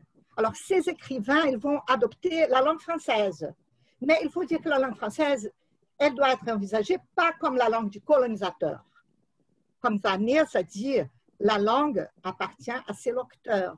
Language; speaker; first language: French; non-native, fluent; Portuguese